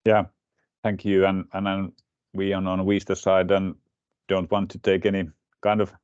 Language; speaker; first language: English; non-native, fluent; Finnish